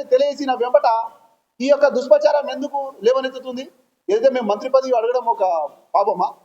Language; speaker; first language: Telugu; non-native, local second language; Lambadi